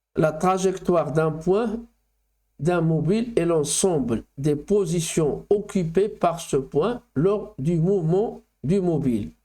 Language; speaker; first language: French; non-native, local second language; Arabic